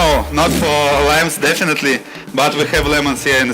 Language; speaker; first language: English; non-native, learner; Russian